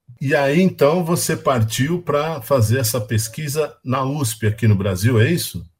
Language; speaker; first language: Portuguese; native; Portuguese